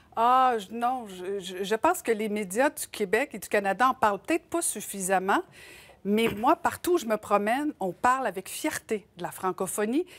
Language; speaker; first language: French; native; French